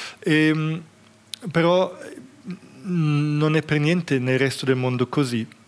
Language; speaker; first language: Italian; non-native, fluent; German